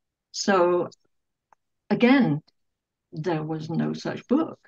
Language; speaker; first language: English; native; English